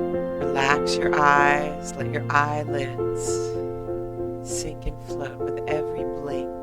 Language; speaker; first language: English; native; English